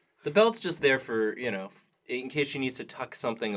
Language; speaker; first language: English; native; English